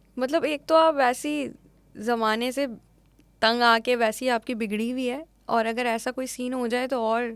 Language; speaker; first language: Urdu; native; Urdu